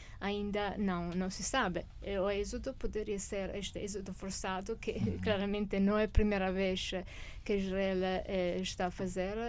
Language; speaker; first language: Portuguese; non-native, fluent; Italian